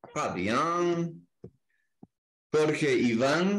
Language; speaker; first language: French; non-native, learner; Spanish